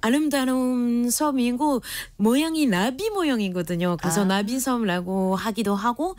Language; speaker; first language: Korean; non-native, fluent; French